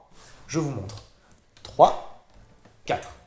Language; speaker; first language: French; native; French